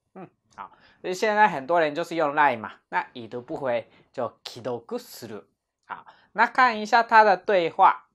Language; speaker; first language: Chinese; non-native, fluent; Japanese